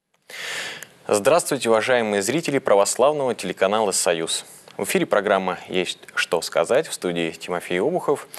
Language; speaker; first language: Russian; native; Russian